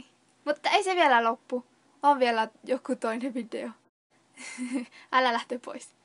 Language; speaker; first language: Finnish; non-native, learner; Spanish